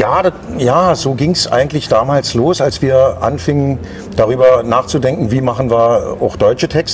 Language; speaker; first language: German; native; German